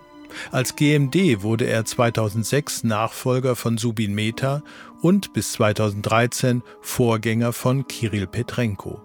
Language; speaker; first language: German; native; German